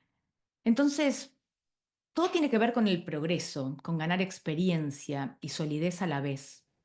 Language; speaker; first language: Spanish; native; Spanish